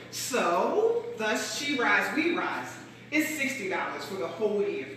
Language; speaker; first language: English; native; English